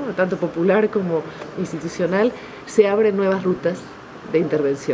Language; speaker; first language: Spanish; native; Spanish